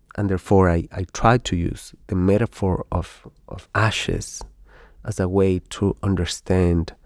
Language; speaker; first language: English; non-native, fluent; Spanish